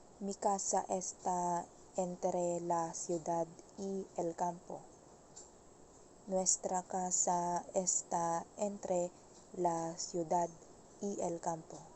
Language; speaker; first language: Spanish; non-native, learner; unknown